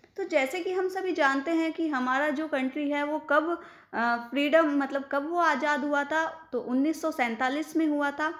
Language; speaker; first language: Hindi; native; Hindi